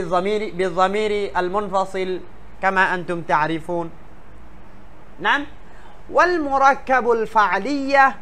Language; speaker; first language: Arabic; non-native, fluent; Bangla